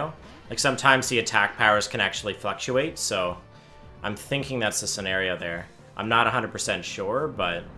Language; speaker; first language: English; native; English